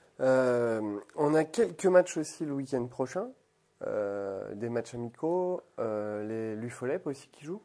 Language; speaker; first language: French; native; French